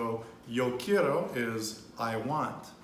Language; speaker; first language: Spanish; non-native, fluent; English